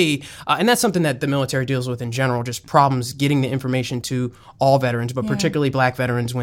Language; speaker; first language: English; native; English